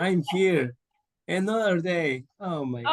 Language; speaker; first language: English; non-native, learner; Spanish